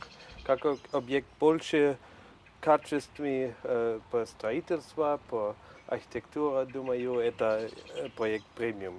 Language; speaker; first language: Russian; non-native, learner; Polish